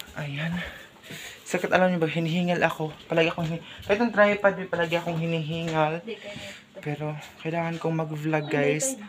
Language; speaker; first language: Filipino; non-native, local second language; Cebuano